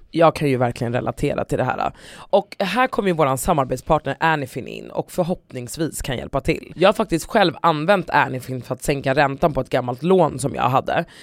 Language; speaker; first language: Swedish; native; Swedish